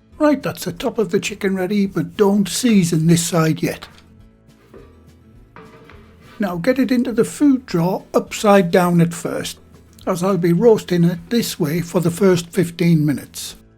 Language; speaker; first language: English; native; English